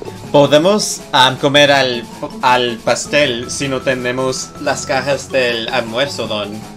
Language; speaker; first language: Spanish; non-native, learner; English